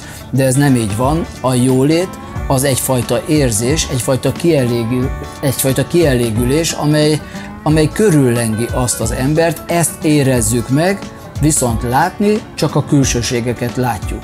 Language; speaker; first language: Hungarian; native; Hungarian